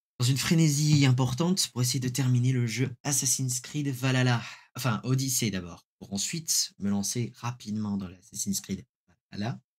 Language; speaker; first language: French; native; French